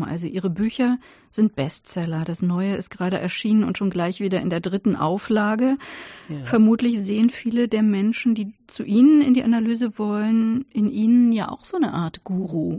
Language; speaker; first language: German; native; German